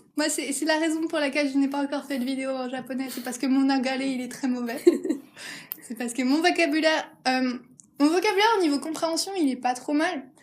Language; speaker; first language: French; native; French